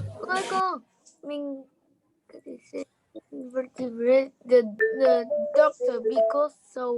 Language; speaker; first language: English; non-native, learner; Vietnamese